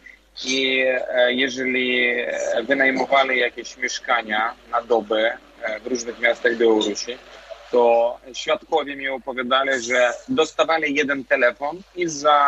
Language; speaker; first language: Polish; non-native, fluent; Belarusian